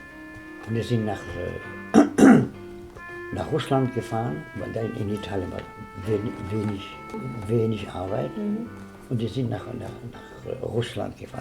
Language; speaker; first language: German; non-native, learner; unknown